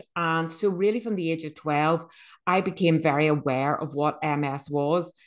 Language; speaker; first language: English; native; English